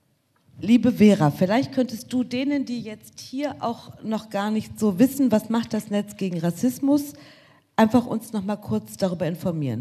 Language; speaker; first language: German; native; German